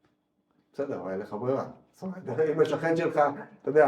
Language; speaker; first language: Hebrew; native; Hebrew